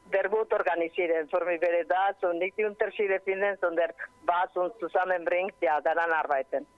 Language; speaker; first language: German; non-native, learner; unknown